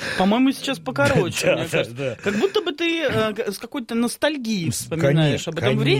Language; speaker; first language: Russian; native; Russian